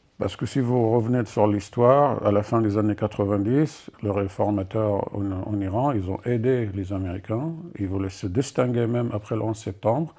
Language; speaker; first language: French; non-native, fluent; Arabic